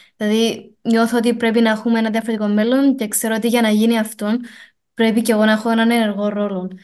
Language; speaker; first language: Greek; native; Greek